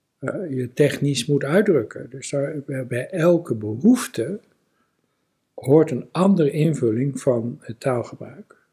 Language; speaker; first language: Dutch; native; Dutch